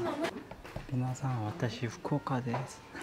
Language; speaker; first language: Japanese; non-native, learner; Korean